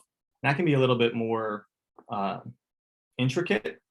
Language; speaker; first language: English; native; English